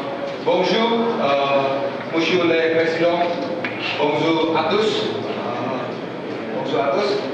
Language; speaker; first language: French; non-native, learner; Indonesian